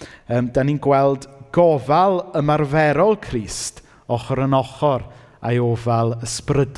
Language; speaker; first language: Welsh; native; Welsh